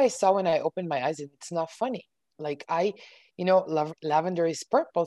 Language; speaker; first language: English; non-native, fluent; Hebrew